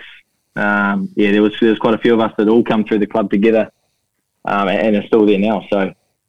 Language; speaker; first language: English; native; English